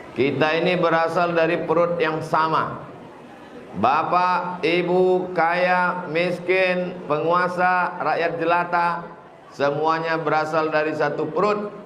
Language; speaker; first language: Indonesian; native; Indonesian